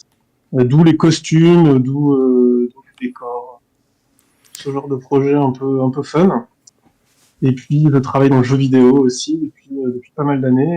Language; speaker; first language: French; native; French